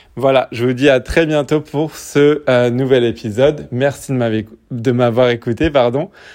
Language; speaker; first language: French; native; French